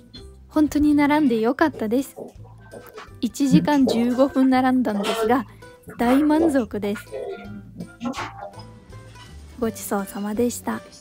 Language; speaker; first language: Japanese; non-native, fluent; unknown